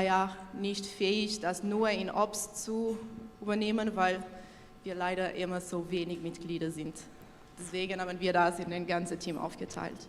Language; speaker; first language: German; non-native, local second language; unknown